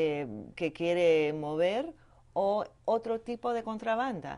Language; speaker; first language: Spanish; non-native, fluent; English